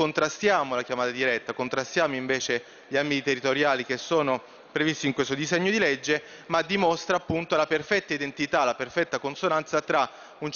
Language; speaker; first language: Italian; native; Italian